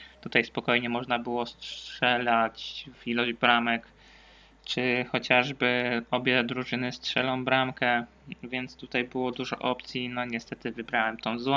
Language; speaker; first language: Polish; native; Polish